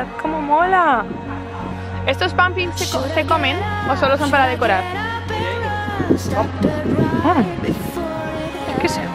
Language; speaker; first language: Spanish; native; Spanish